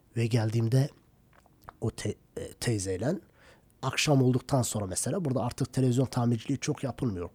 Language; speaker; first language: Turkish; non-native, local second language; Kurdish